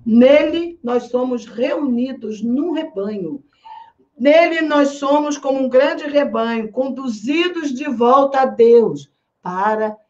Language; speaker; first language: Portuguese; native; Portuguese